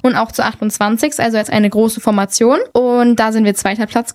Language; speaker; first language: German; native; German